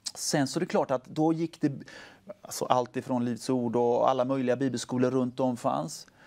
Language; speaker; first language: Swedish; native; Swedish